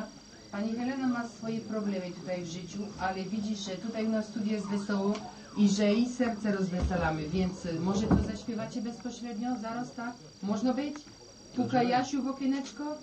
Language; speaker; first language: Polish; early bilingual, heritage; Polish